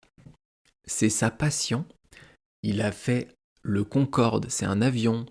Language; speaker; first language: French; native; French